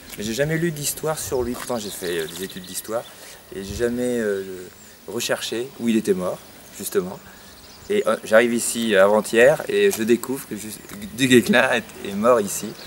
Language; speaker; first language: French; native; French